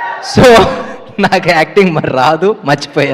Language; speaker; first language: Telugu; native; Telugu